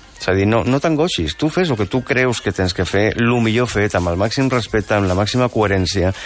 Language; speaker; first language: Catalan; non-native, local second language; Spanish